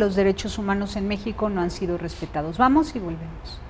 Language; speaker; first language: Spanish; native; Spanish